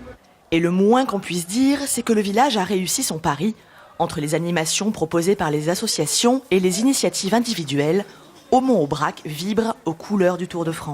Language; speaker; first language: French; native; French